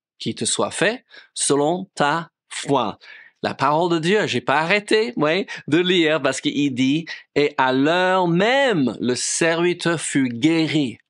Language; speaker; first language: French; non-native, fluent; English